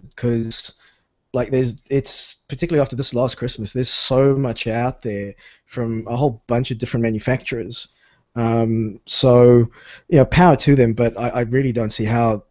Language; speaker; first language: English; native; English